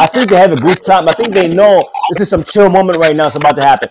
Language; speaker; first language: English; non-native, local second language; Swahili